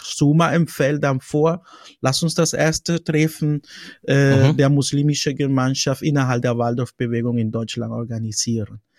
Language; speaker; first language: German; non-native, fluent; Spanish